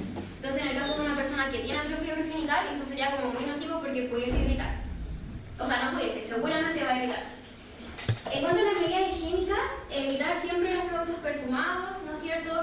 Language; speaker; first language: Spanish; native; Spanish